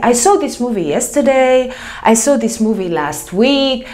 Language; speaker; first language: English; non-native, fluent; Hebrew